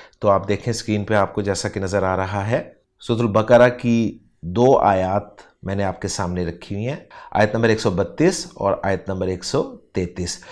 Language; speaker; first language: Urdu; native; Urdu